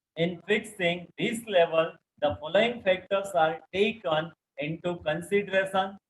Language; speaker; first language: English; non-native, local second language; Gujarati